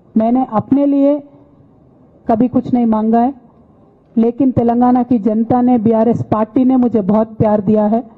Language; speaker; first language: Hindi; non-native, local second language; Telugu